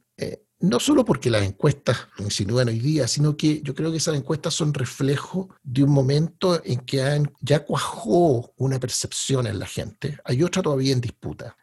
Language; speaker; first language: Spanish; native; Spanish